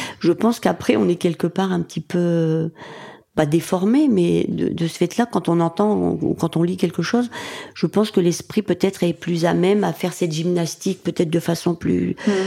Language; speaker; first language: French; native; French